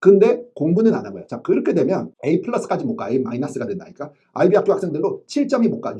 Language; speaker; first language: Korean; native; Korean